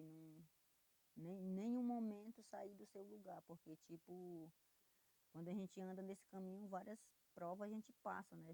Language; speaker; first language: Portuguese; non-native, local second language; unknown